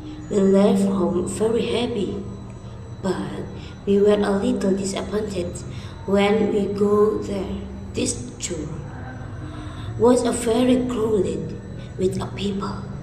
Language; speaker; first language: English; non-native, learner; Indonesian